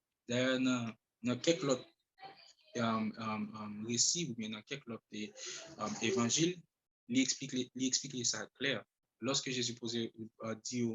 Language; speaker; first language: French; non-native, local second language; Haitian Creole